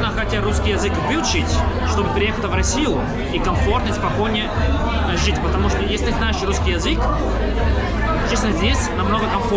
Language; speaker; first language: Russian; non-native, fluent; Italian